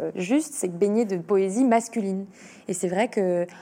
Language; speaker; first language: French; native; French